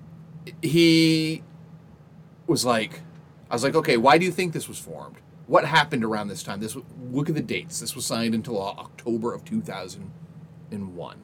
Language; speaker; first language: English; native; English